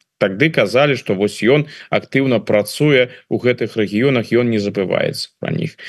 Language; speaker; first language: Belarusian; non-native, local second language; Russian